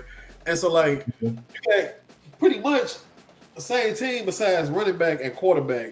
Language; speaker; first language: English; native; English